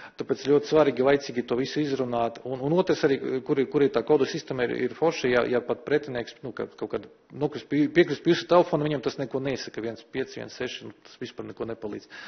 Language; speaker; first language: Latvian; non-native, local second language; Russian